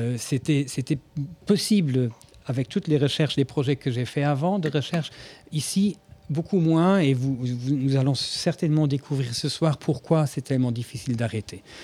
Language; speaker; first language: French; non-native, fluent; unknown